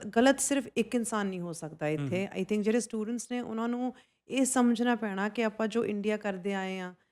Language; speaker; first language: Punjabi; non-native, fluent; English